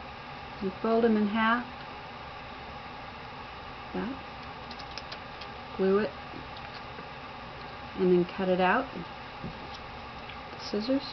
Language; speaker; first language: English; native; English